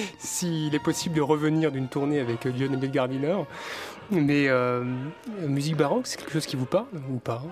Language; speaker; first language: French; native; French